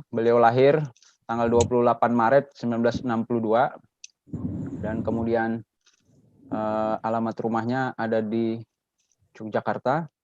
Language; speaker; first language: Indonesian; native; Indonesian